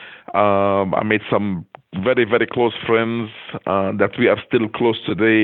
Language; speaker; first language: English; non-native, fluent; Hebrew